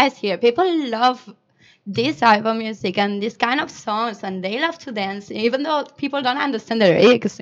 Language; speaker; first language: English; non-native, fluent; Spanish